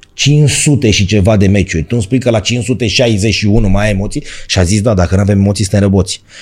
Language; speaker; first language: Romanian; native; Romanian